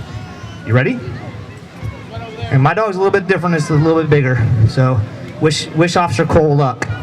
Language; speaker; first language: English; native; English